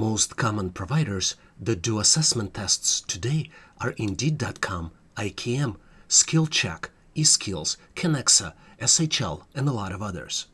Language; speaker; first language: English; non-native, fluent; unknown